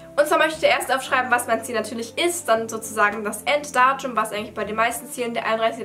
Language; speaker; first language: German; native; German